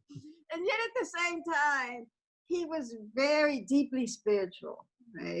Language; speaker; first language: English; native; English